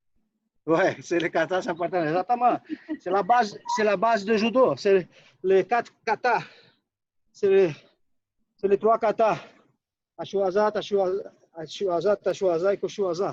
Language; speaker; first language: French; non-native, fluent; Portuguese